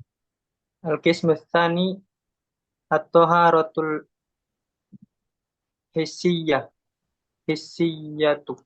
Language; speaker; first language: Arabic; non-native, learner; Indonesian